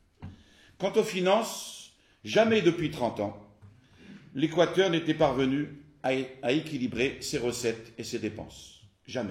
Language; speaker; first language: French; native; French